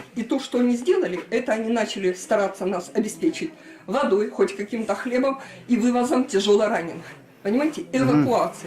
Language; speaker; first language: Russian; native; Russian